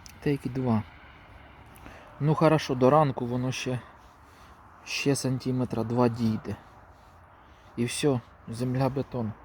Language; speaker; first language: Ukrainian; native; Ukrainian